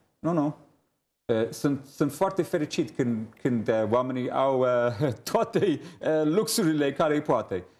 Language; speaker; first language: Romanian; non-native, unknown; English